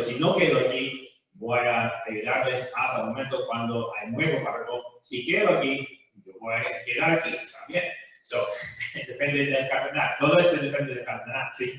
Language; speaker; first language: Spanish; non-native, fluent; English